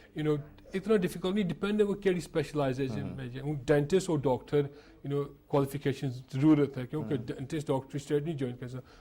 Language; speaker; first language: Urdu; early bilingual, heritage; Urdu